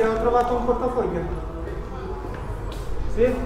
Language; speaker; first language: Italian; non-native, fluent; Romanian